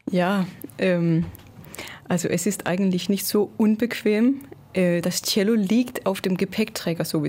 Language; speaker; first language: German; non-native, fluent; Danish